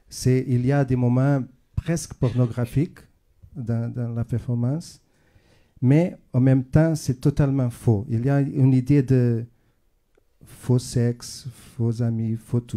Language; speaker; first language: French; non-native, fluent; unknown